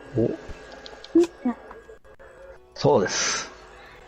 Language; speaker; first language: Japanese; native; Japanese